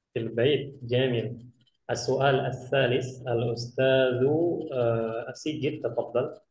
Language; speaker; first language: Arabic; non-native, fluent; Indonesian